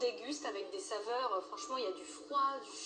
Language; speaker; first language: French; native; French